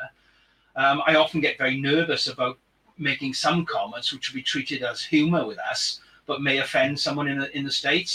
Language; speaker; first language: English; native; English